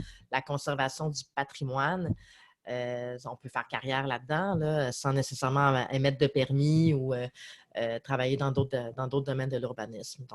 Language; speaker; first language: French; native; French